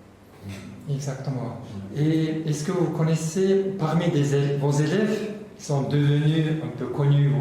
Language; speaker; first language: French; non-native, learner; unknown